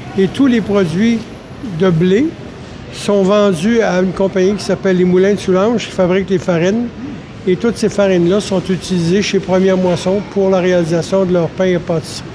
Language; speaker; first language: French; native; French